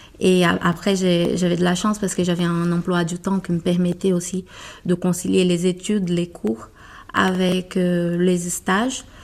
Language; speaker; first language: French; non-native, fluent; Portuguese